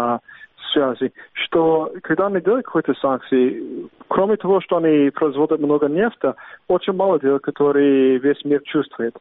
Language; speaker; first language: Russian; non-native, fluent; English